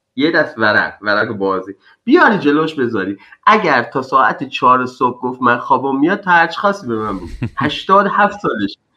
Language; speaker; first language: Persian; native; Persian